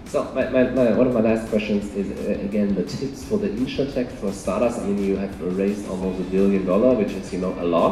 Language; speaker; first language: English; non-native, fluent; German